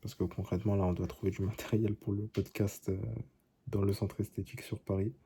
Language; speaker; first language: French; native; French